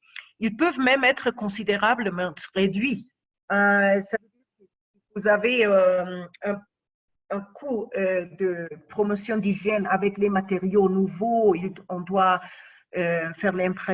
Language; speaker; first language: French; non-native, fluent; Spanish